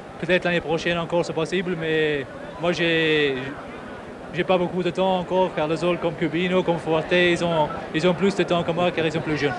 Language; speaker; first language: French; non-native, fluent; English